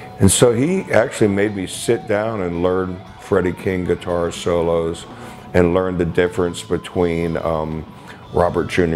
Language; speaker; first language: English; native; English